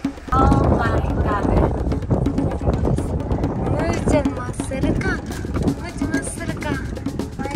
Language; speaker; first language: Spanish; non-native, learner; Japanese